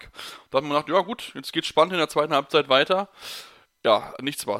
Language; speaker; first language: German; native; German